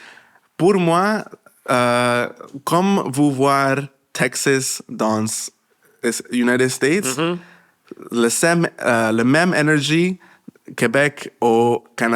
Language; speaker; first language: French; non-native, learner; Spanish